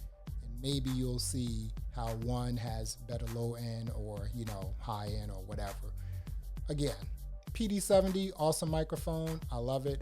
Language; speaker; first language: English; native; English